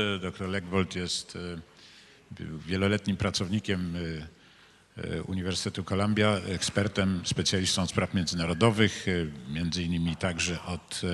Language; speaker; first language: Polish; native; Polish